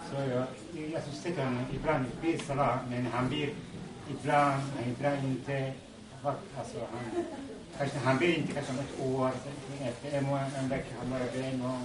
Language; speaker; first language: Swedish; non-native, learner; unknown